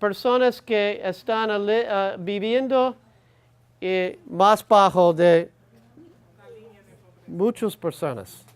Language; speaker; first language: Spanish; non-native, learner; English